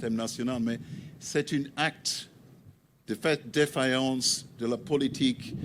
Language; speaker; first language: French; non-native, learner; English